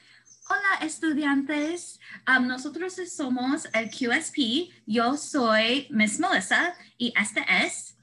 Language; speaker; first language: Spanish; non-native, fluent; English